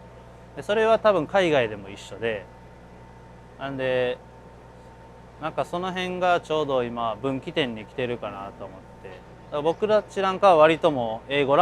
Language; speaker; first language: Japanese; native; Japanese